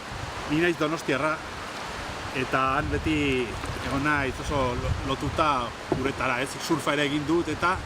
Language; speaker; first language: Basque; non-native, local second language; Spanish